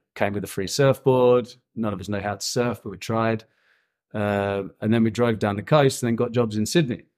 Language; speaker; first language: English; native; English